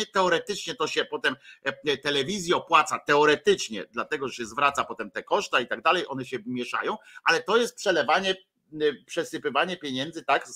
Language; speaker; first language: Polish; native; Polish